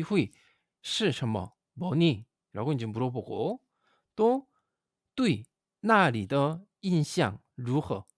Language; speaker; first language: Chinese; non-native, fluent; Korean